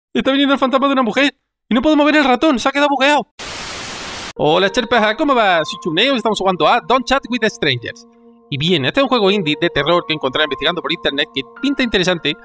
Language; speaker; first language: Spanish; native; Spanish